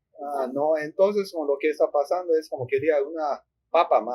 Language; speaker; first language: Spanish; non-native, fluent; Japanese